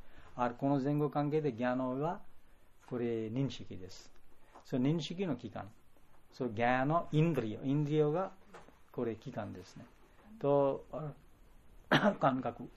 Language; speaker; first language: Japanese; non-native, fluent; Bangla